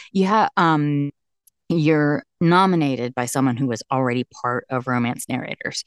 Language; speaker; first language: English; native; English